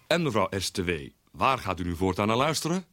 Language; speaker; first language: Dutch; native; Dutch